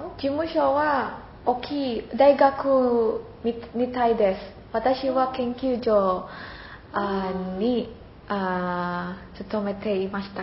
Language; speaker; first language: Japanese; non-native, learner; Indonesian